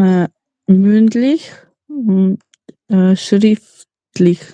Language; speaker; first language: German; non-native, learner; Macedonian